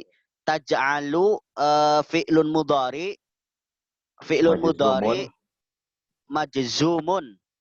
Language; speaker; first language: Arabic; non-native, learner; Indonesian